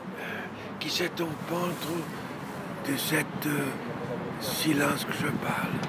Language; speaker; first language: French; non-native, learner; Portuguese